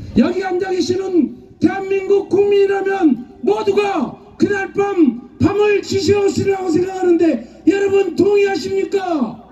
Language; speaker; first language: Korean; native; Korean